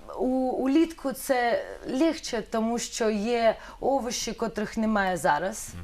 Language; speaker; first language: Ukrainian; non-native, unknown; Russian